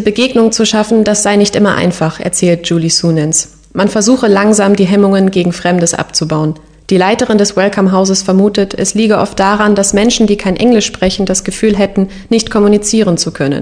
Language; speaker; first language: German; native; German